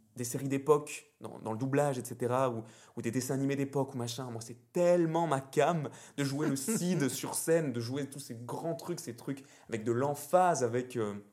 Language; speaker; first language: French; native; French